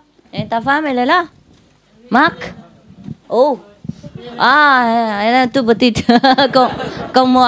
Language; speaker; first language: French; non-native, learner; Vietnamese